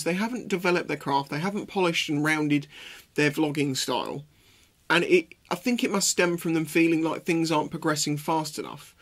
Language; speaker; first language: English; native; English